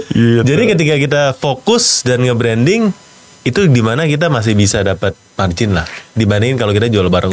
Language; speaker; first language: Indonesian; native; Indonesian